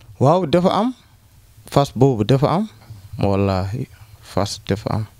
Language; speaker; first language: Wolof; non-native, local second language; Fula